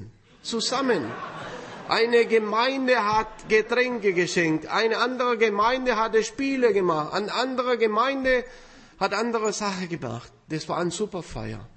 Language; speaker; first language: German; non-native, fluent; Spanish